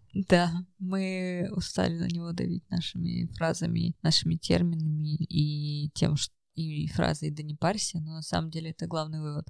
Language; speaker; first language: Russian; native; Russian